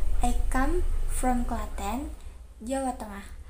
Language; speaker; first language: English; non-native, learner; Indonesian